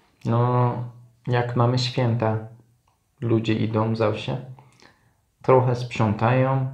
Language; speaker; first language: Polish; non-native, learner; Turkish